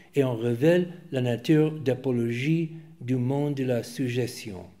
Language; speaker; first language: French; non-native, fluent; English